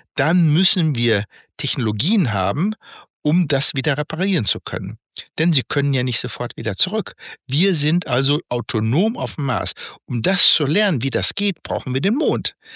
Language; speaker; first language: German; native; German